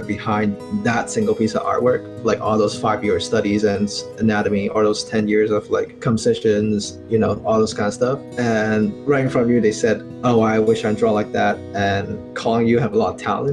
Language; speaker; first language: English; non-native, local second language; Cantonese